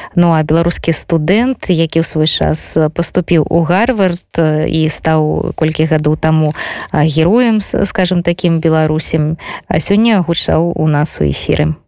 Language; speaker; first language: Belarusian; native; Belarusian